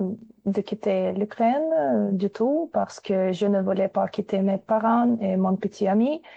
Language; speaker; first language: French; non-native, fluent; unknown